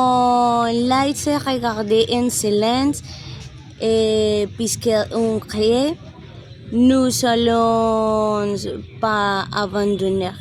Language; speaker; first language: French; non-native, learner; Spanish